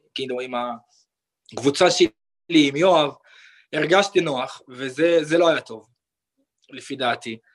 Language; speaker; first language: Hebrew; non-native, local second language; Arabic